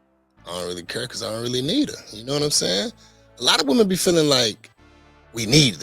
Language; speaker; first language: English; native; English